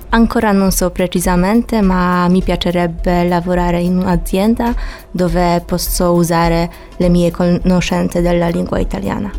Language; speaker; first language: Italian; non-native, fluent; Polish